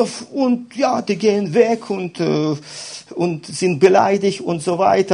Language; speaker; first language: German; non-native, fluent; Russian